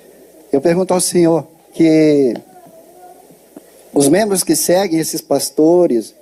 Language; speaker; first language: Portuguese; native; Portuguese